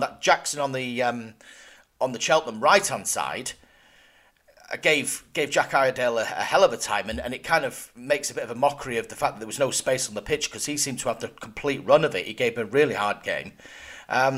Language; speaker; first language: English; native; English